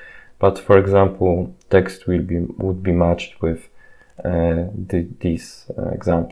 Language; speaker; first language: English; non-native, fluent; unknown